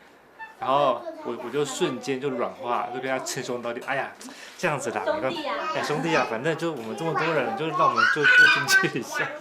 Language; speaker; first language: Chinese; native; Chinese